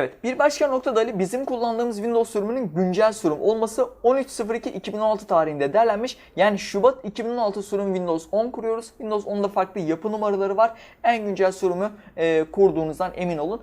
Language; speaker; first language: Turkish; native; Turkish